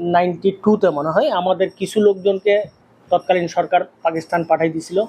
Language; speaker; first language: Bangla; non-native, local second language; Urdu